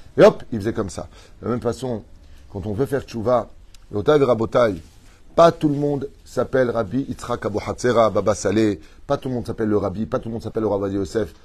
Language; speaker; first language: French; native; French